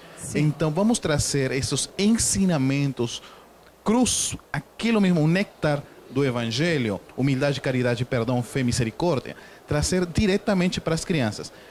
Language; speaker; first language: Portuguese; non-native, fluent; Spanish